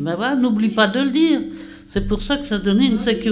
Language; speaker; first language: French; native; French